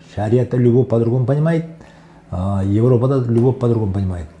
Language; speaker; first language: Russian; non-native, local second language; Kazakh